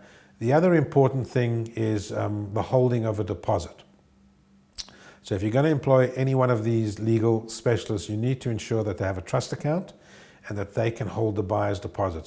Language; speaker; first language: English; native; English